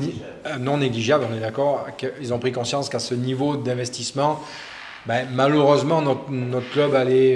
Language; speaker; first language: French; native; French